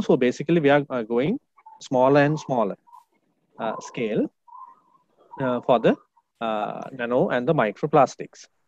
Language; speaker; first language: English; non-native, local second language; Sinhala